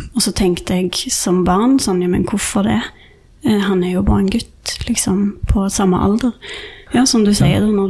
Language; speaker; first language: Norwegian; native; Norwegian